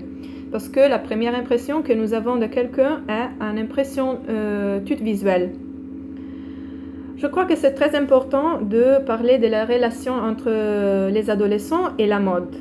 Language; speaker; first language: French; non-native, fluent; Italian